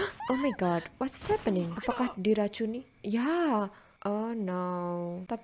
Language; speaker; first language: English; non-native, learner; Indonesian